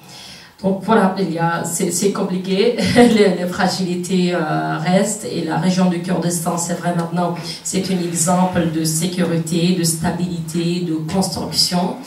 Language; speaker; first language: French; non-native, fluent; Kurdish